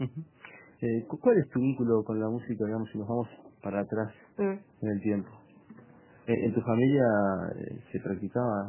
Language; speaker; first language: Spanish; native; Spanish